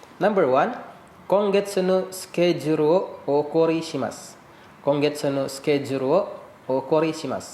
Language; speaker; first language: Japanese; non-native, fluent; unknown